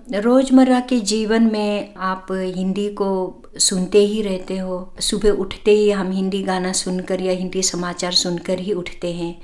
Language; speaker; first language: Hindi; non-native, local second language; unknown